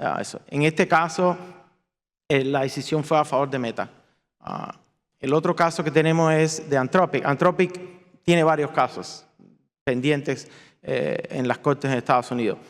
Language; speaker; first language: Spanish; native; Spanish